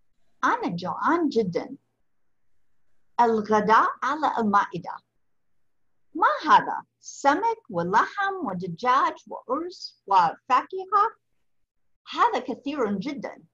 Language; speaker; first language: Arabic; non-native, fluent; English